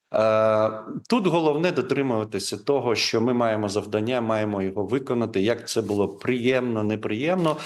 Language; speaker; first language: Ukrainian; non-native, local second language; Crimean Tatar